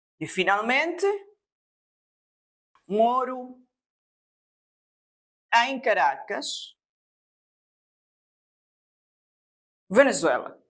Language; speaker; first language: Portuguese; non-native, fluent; Spanish